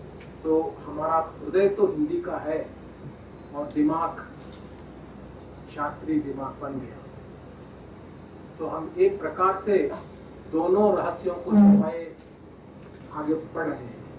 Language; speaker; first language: Hindi; non-native, local second language; Telugu